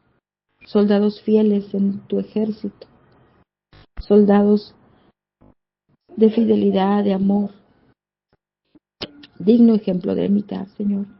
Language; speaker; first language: Spanish; native; Spanish